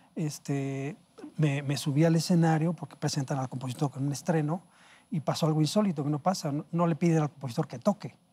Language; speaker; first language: Spanish; native; Spanish